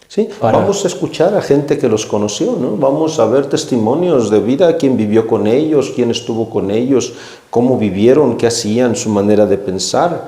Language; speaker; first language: Spanish; native; Spanish